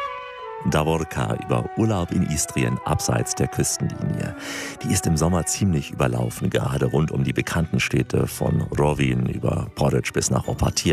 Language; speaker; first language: German; native; German